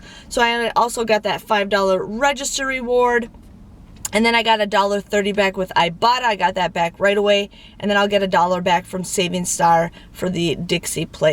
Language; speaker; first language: English; native; English